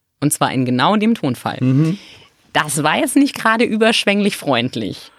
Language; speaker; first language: German; native; German